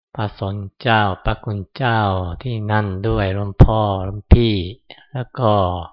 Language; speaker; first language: Thai; non-native, fluent; Japanese